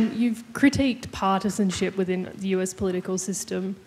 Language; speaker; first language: English; non-native, fluent; Khmer